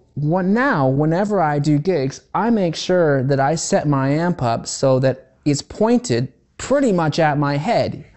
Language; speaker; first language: English; native; English